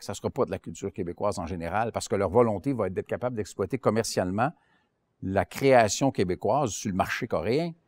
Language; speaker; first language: French; native; French